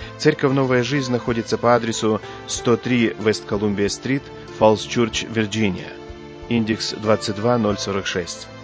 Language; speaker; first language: Russian; native; Russian